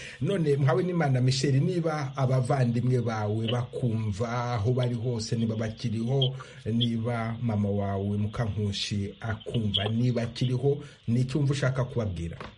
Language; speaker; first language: Kinyarwanda; native; Kinyarwanda